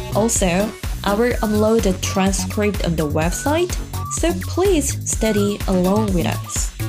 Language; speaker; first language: English; non-native, fluent; Korean